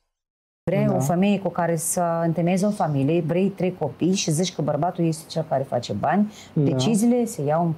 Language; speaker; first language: Romanian; native; Romanian